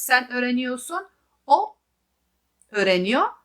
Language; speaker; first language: Turkish; non-native, fluent; Albanian